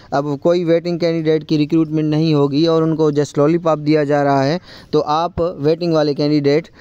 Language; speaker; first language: Urdu; non-native, local second language; Sindhi